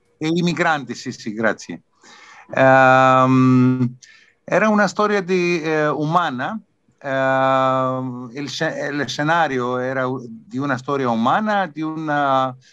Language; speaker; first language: Italian; non-native, learner; Greek